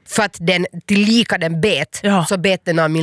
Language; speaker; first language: Swedish; native; Swedish